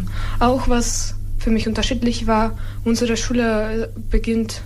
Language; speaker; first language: German; non-native, fluent; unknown